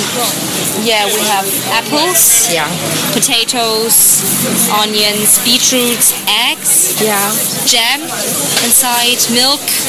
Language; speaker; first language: English; non-native, fluent; German